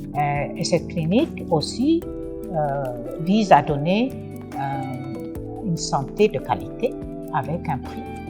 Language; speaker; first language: French; non-native, fluent; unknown